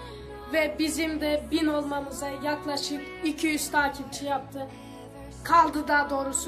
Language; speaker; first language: Turkish; early bilingual, other home language; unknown